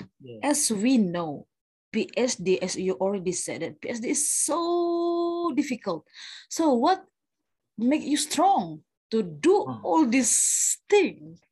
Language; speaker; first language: English; non-native, fluent; Indonesian